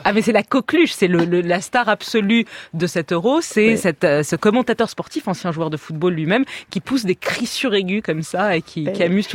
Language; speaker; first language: French; native; French